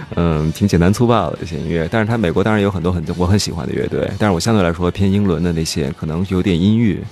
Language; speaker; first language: Chinese; native; Chinese